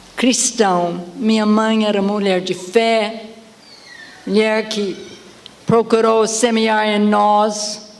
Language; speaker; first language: Portuguese; non-native, fluent; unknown